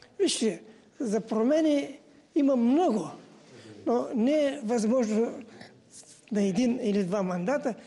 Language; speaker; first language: Bulgarian; native; Bulgarian